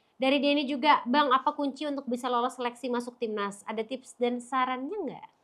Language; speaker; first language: Indonesian; native; Indonesian